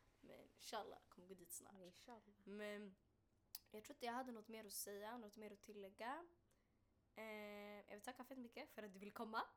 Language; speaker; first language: Swedish; early bilingual, other home language; Tigrinya